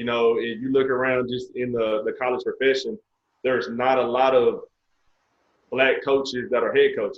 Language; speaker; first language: English; native; English